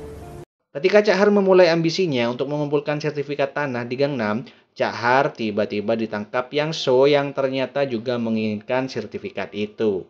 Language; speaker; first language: Indonesian; native; Indonesian